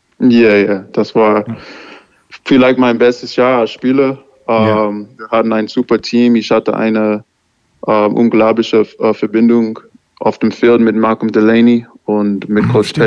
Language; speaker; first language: German; non-native, learner; English